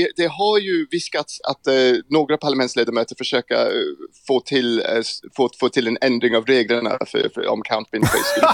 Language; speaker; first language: Swedish; non-native, fluent; English